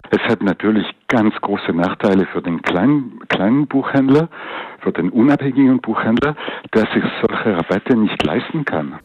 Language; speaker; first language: German; non-native, local second language; French